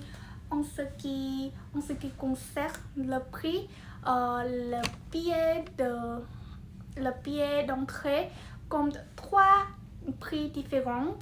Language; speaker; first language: French; non-native, fluent; Vietnamese